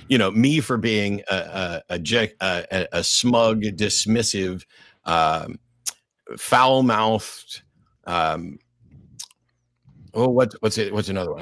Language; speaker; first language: English; native; English